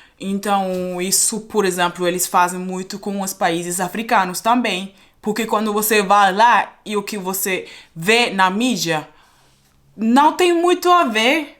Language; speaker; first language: Portuguese; non-native, fluent; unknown